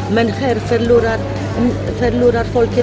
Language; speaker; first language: Swedish; non-native, fluent; Polish